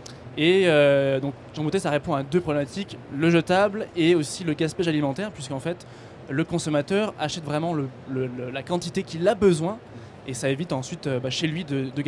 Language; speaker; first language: French; native; French